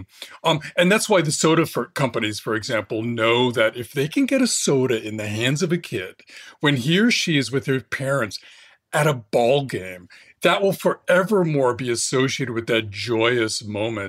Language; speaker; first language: English; native; English